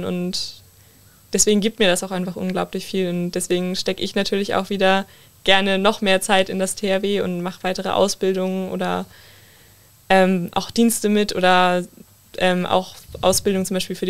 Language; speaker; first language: German; native; German